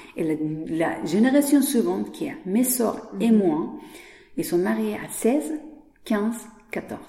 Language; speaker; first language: French; non-native, learner; Persian